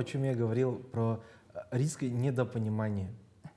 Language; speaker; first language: Russian; native; Russian